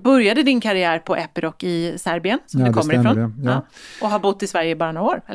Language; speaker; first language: Swedish; native; Swedish